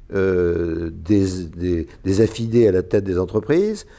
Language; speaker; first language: French; native; French